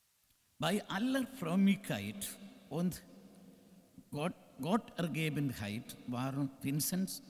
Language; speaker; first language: German; non-native, learner; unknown